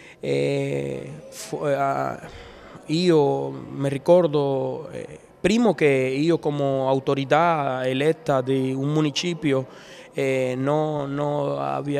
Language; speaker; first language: Italian; non-native, learner; Spanish